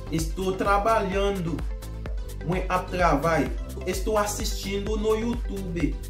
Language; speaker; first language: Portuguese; non-native, learner; Haitian Creole